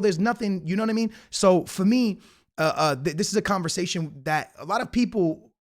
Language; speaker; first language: English; native; English